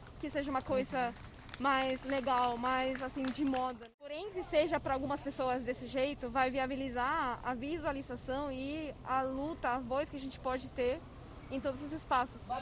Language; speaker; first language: Portuguese; non-native, fluent; Spanish